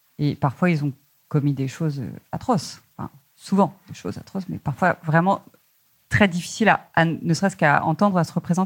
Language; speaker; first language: French; native; French